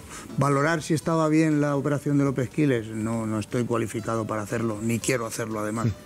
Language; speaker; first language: Spanish; native; Spanish